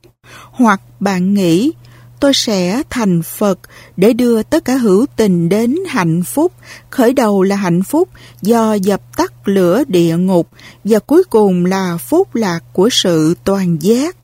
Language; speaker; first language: Vietnamese; native; Vietnamese